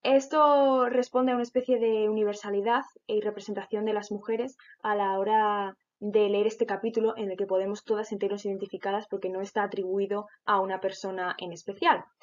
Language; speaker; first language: Spanish; native; Spanish